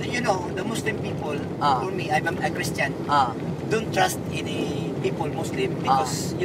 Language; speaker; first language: English; non-native, learner; Cebuano